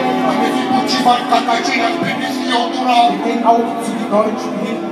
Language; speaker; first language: German; non-native, learner; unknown